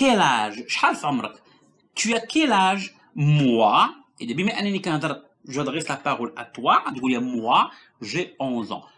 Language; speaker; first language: French; non-native, local second language; Arabic